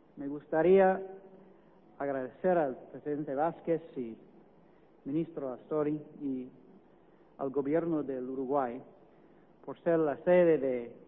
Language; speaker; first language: Spanish; non-native, learner; English